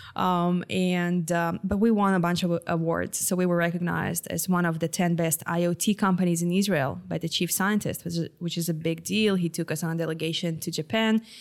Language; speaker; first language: English; non-native, fluent; Hebrew